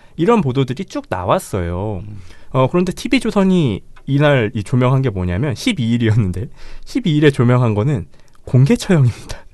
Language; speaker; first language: Korean; native; Korean